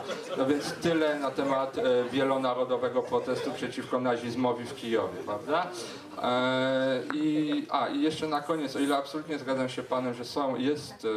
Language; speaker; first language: Polish; native; Polish